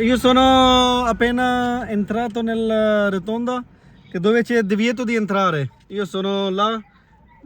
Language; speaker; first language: Italian; non-native, learner; Urdu